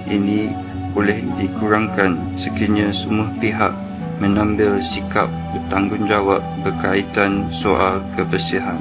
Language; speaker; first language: Malay; native; Malay